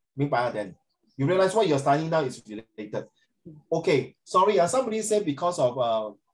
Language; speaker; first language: English; non-native, local second language; Chinese